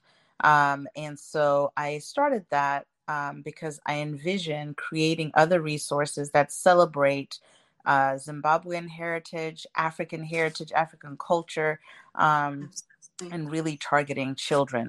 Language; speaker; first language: English; non-native, local second language; Shona